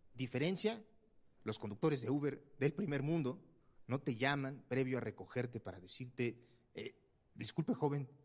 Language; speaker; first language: Spanish; native; Spanish